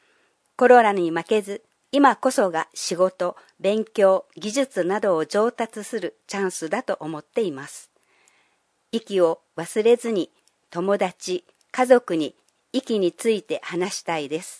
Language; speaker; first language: Japanese; non-native, fluent; English